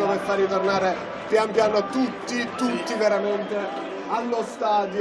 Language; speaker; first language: Italian; native; Italian